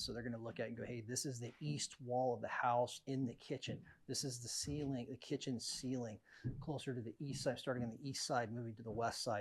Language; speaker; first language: English; native; English